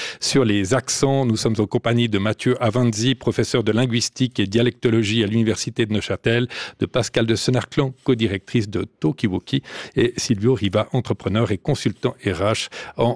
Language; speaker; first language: French; native; French